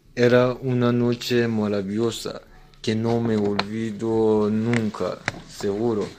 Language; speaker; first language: Spanish; non-native, learner; Persian